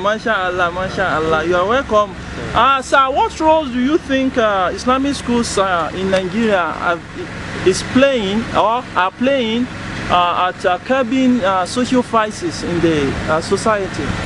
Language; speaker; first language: English; non-native, local second language; Yoruba